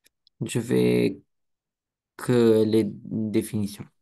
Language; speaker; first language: French; non-native, learner; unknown